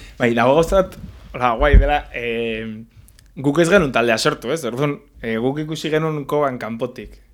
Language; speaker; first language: Basque; native; Basque